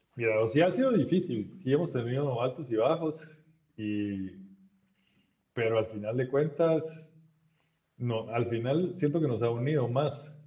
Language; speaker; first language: Spanish; native; Spanish